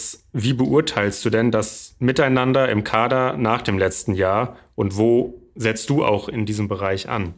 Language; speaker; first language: German; native; German